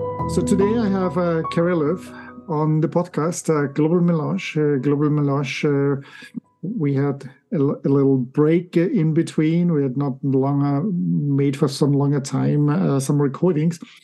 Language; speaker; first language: English; non-native, fluent; German